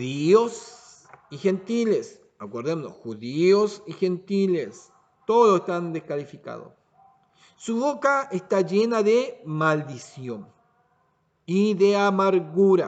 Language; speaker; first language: Spanish; native; Spanish